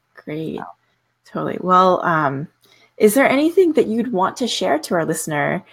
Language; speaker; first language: English; native; English